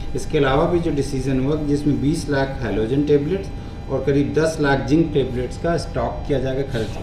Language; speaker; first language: Hindi; native; Hindi